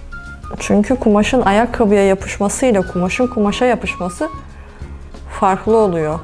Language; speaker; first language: Turkish; native; Turkish